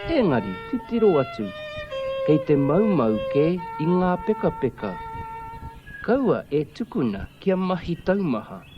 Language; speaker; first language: Māori; native; Māori